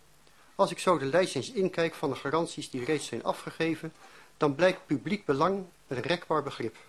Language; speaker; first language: Dutch; native; Dutch